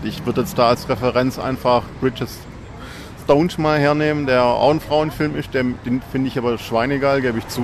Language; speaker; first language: German; native; German